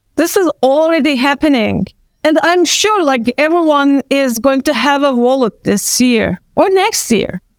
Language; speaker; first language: English; non-native, fluent; Turkish